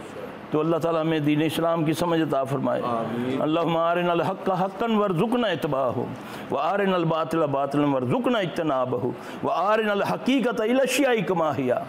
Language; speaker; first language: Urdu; non-native, local second language; Punjabi